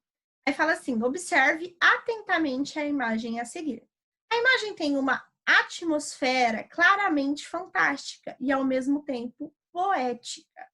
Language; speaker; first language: Portuguese; native; Portuguese